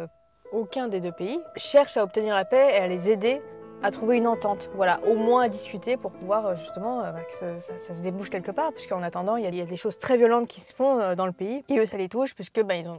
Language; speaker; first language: French; native; French